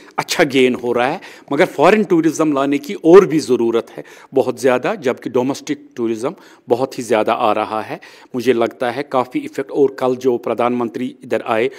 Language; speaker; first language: Hindi; non-native, local second language; Kashmiri